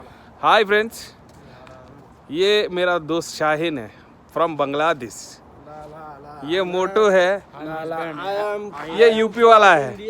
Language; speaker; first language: Hindi; non-native, local second language; Telugu